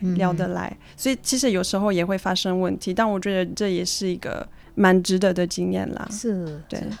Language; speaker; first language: Chinese; non-native, fluent; French